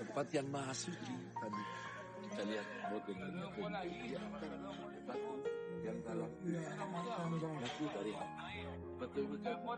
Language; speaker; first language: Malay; non-native, learner; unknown